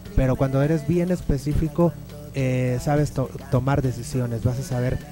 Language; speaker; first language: Spanish; native; Spanish